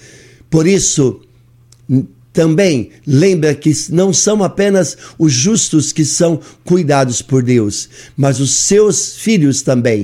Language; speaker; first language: Portuguese; native; Portuguese